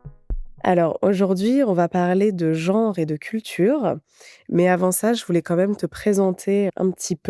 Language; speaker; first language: French; native; French